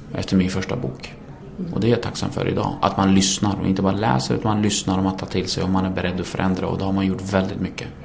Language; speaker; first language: Swedish; early bilingual, other home language; Kurdish